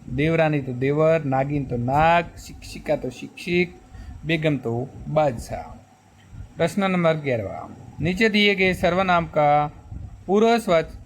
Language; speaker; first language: Hindi; non-native, local second language; Gujarati